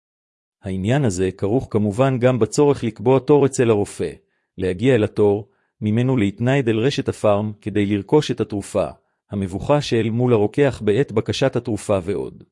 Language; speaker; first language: Hebrew; native; Hebrew